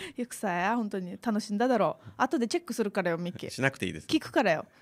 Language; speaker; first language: Japanese; native; Japanese